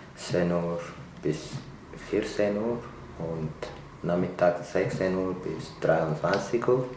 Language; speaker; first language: German; non-native, fluent; Tigrinya